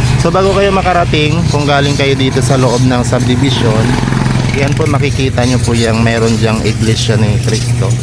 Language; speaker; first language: Filipino; native; Filipino